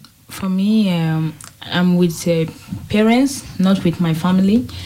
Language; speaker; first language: English; non-native, local second language; Bini